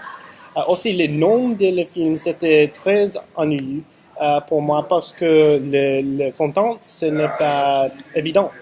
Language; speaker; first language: French; non-native, learner; English